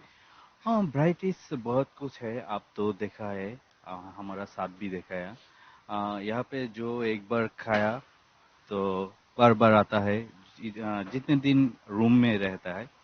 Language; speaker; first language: Hindi; non-native, learner; Bangla